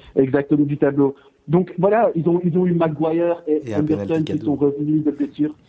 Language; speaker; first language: French; non-native, fluent; English